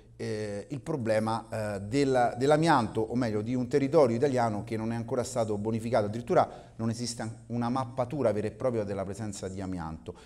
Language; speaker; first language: Italian; native; Italian